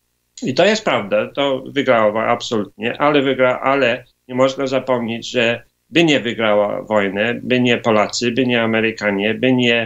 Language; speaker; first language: Polish; early bilingual, heritage; Polish